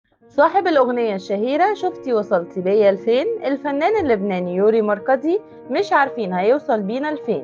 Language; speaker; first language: Arabic; native; Arabic